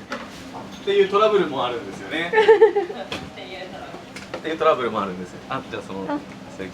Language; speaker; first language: Japanese; native; Japanese